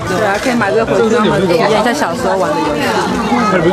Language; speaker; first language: Chinese; native; Chinese